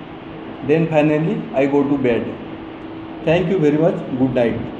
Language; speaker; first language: English; non-native, learner; Hindi